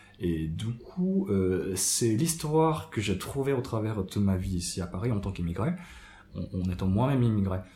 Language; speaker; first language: French; non-native, fluent; Japanese